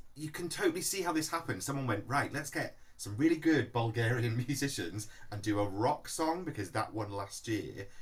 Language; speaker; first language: English; native; English